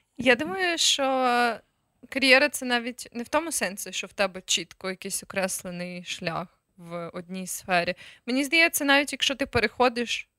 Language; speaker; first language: Ukrainian; native; Ukrainian